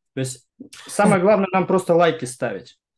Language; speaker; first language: Russian; native; Russian